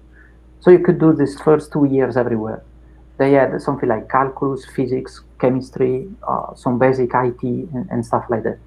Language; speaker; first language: English; non-native, fluent; Italian